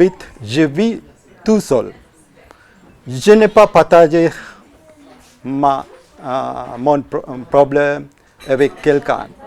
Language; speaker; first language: French; non-native, learner; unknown